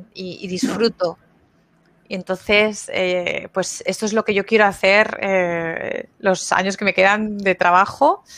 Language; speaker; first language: Spanish; native; Spanish